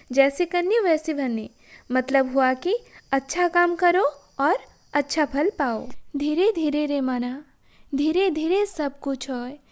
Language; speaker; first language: Hindi; non-native, local second language; Odia